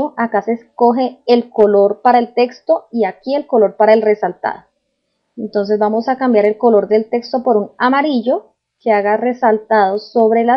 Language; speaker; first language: Spanish; native; Spanish